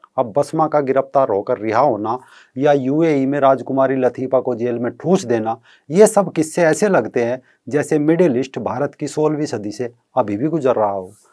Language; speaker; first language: Hindi; native; Hindi